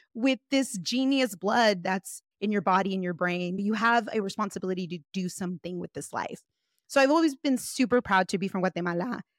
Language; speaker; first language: English; early bilingual, other home language; Spanish